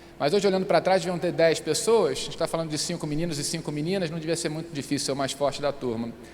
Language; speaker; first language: Portuguese; native; Portuguese